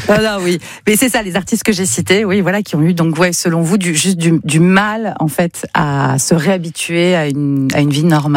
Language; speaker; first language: French; native; French